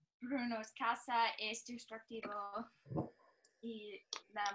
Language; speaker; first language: Spanish; non-native, learner; English